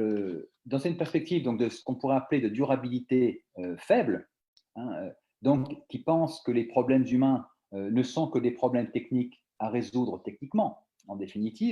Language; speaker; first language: French; native; French